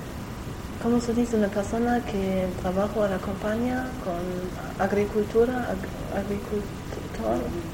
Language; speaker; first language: Spanish; non-native, learner; German